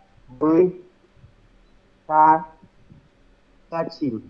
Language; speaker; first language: Russian; non-native, learner; Vietnamese